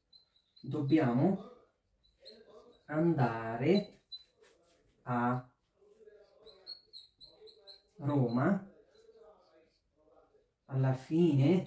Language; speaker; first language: Italian; non-native, fluent; Bangla